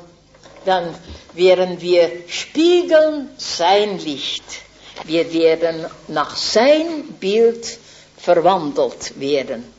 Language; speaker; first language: German; non-native, fluent; Dutch